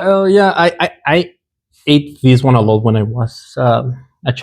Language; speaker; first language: English; non-native, learner; Spanish